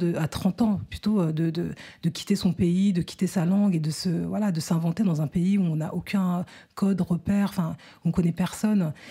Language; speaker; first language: French; native; French